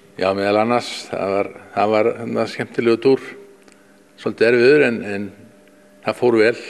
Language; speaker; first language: Icelandic; native; Icelandic